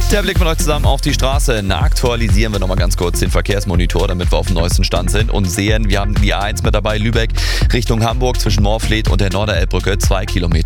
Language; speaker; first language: German; native; German